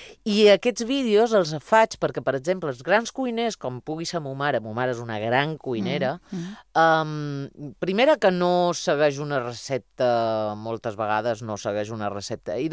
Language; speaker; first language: Catalan; native; Catalan